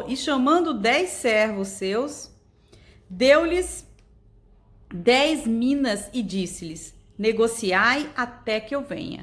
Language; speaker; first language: Portuguese; native; Portuguese